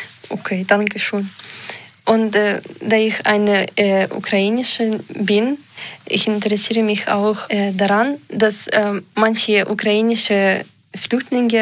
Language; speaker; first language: German; non-native, learner; Ukrainian